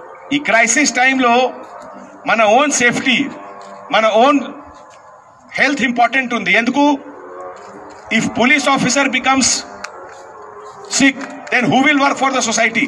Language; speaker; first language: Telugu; non-native, fluent; Hindi